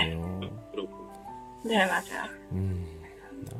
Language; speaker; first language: Korean; non-native, learner; Chinese